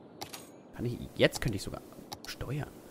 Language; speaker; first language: German; native; German